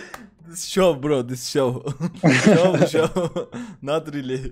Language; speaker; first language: English; non-native, learner; Turkish